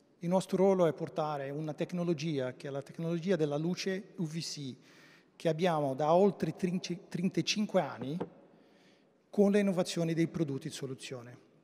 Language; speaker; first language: Italian; non-native, fluent; Portuguese